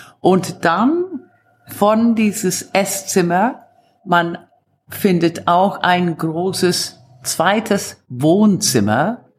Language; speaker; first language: German; non-native, fluent; Italian